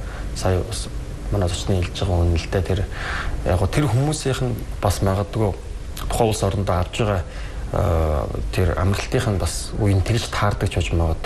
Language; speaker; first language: Mongolian; native; Mongolian